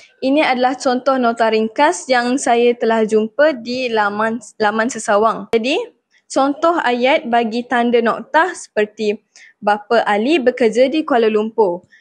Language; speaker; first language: Malay; native; Malay